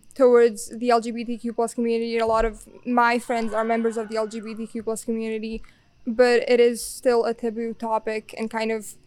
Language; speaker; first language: English; non-native, fluent; Bosnian